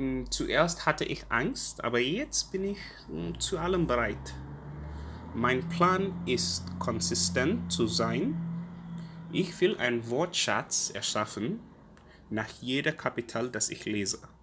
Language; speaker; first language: German; non-native, learner; English